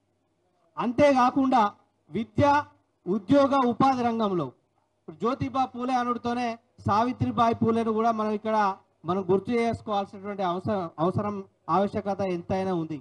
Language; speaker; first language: Telugu; native; Telugu